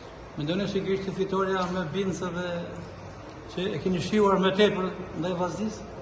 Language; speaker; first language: Albanian; native; Albanian